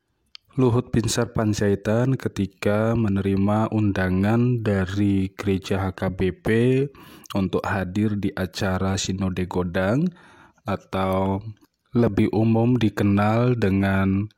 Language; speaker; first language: Indonesian; native; Indonesian